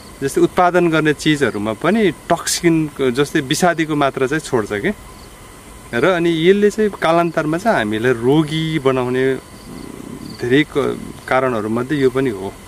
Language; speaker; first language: Nepali; native; Nepali